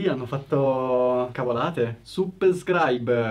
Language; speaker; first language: Italian; native; Italian